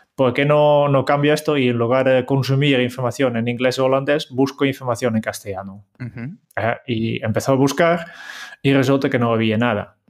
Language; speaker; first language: Spanish; non-native, fluent; Dutch